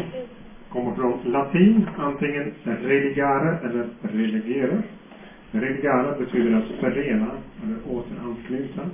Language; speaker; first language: Swedish; non-native, fluent; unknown